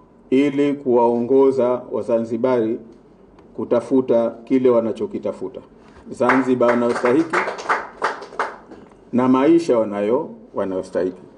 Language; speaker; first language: Swahili; native; Swahili